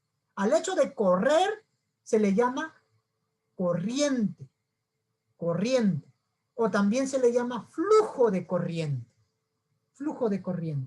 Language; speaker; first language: Spanish; native; Spanish